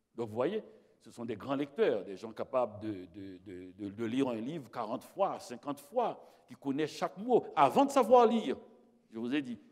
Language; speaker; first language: French; native; French